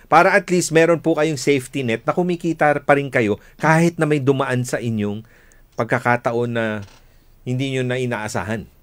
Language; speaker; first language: Filipino; native; Filipino